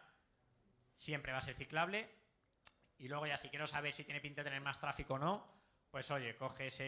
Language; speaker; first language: Spanish; native; Spanish